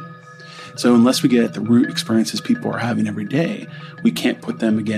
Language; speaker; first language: English; native; English